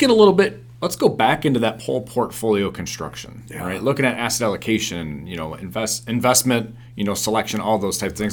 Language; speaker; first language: English; native; English